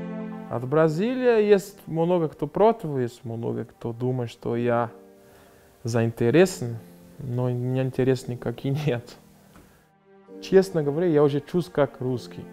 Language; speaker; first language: Russian; non-native, fluent; Portuguese